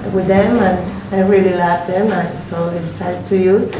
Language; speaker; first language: English; non-native, learner; Spanish